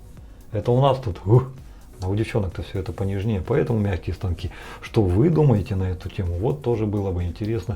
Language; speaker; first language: Russian; native; Russian